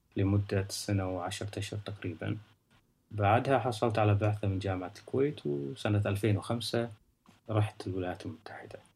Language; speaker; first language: Arabic; native; Arabic